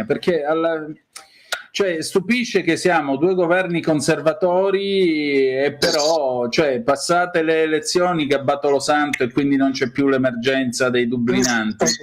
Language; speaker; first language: Italian; native; Italian